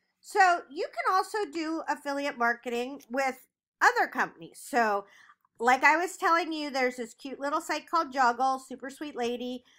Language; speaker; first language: English; native; English